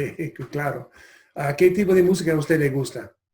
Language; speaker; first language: Spanish; non-native, fluent; English